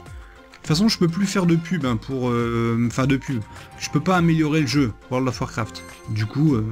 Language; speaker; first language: French; native; French